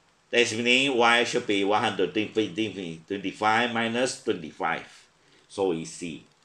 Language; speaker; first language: English; non-native, local second language; Chinese